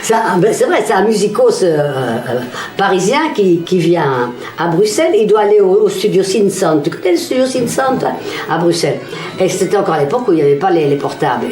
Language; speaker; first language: French; native; French